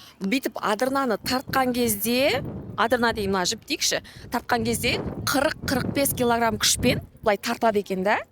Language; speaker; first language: Kazakh; native; Kazakh